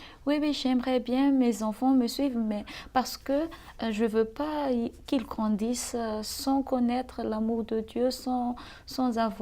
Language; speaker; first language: French; non-native, local second language; Malagasy